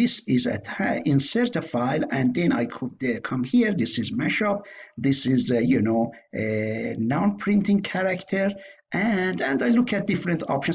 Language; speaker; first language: English; non-native, fluent; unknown